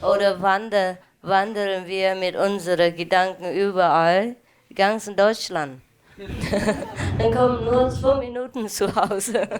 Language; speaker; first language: German; non-native, learner; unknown